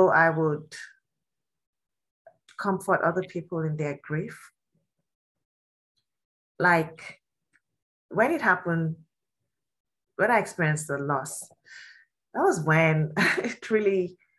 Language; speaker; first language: English; non-native, local second language; Yoruba